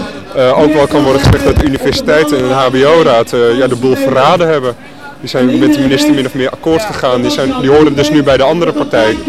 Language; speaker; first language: Dutch; native; Dutch